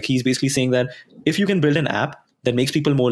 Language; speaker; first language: English; non-native, local second language; Hindi